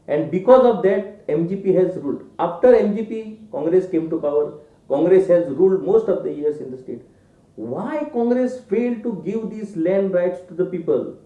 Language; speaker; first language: English; non-native, local second language; Marathi